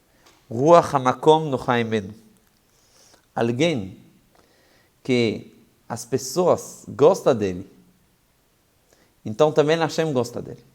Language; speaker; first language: Portuguese; non-native, fluent; Hebrew